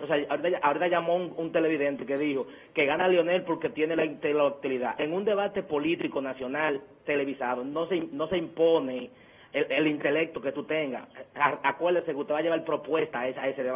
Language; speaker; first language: Spanish; native; Spanish